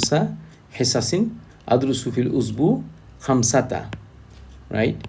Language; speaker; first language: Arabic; non-native, fluent; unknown